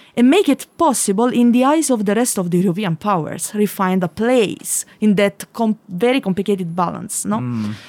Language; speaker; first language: English; non-native, fluent; Italian